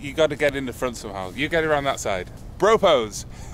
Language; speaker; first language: English; native; English